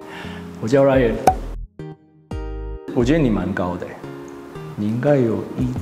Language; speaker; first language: Chinese; non-native, fluent; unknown